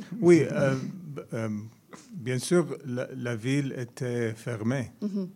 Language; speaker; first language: French; non-native, learner; Arabic